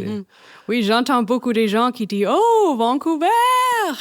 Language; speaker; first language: French; non-native, fluent; English